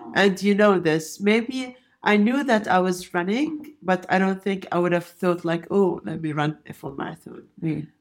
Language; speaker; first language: English; non-native, fluent; Arabic